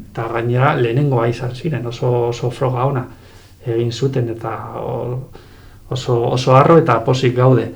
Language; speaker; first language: Basque; non-native, local second language; Spanish